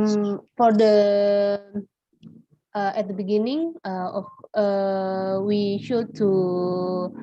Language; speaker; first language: English; non-native, learner; Indonesian